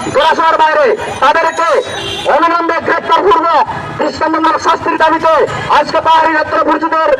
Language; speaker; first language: Bangla; non-native, local second language; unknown